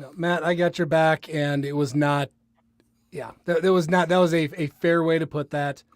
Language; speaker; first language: English; native; English